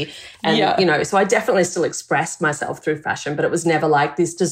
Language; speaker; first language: English; native; English